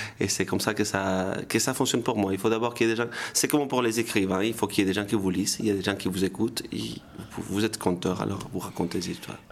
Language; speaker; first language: French; non-native, fluent; Spanish